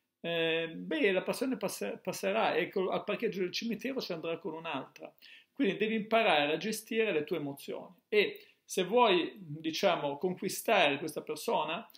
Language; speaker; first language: Italian; native; Italian